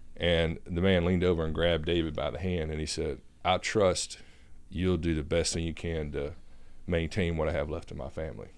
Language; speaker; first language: English; native; English